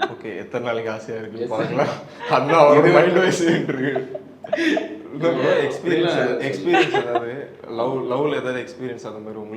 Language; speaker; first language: Tamil; native; Tamil